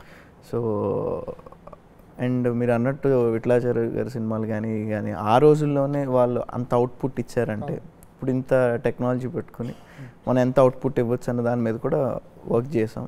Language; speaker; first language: Telugu; native; Telugu